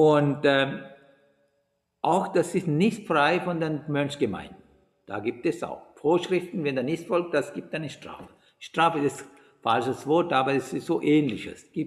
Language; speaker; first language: German; non-native, fluent; Sinhala